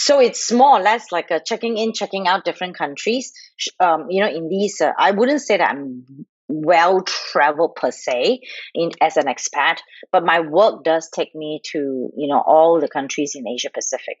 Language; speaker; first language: English; non-native, local second language; Cantonese